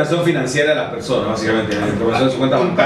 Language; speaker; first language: Spanish; native; Spanish